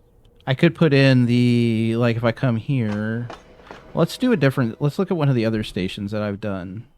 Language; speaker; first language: English; native; English